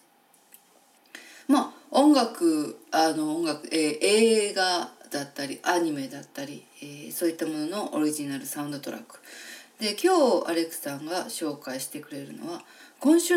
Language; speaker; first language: Japanese; native; Japanese